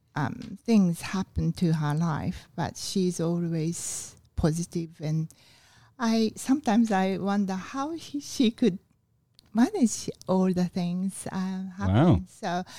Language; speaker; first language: English; non-native, learner; Japanese